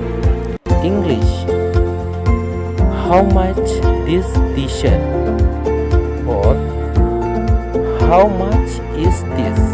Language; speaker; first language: English; non-native, learner; Khasi